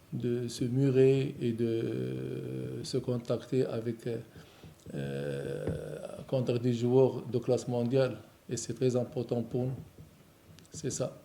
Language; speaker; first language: French; non-native, local second language; Arabic